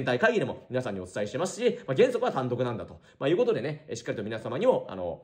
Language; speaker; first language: Japanese; native; Japanese